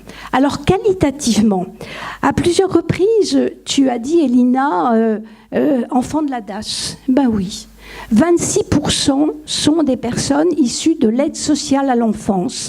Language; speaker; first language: French; native; French